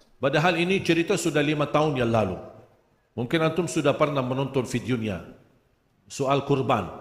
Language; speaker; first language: Malay; non-native, fluent; Arabic